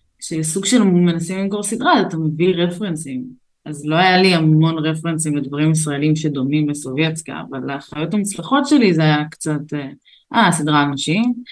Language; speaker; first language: Hebrew; early bilingual, other home language; Russian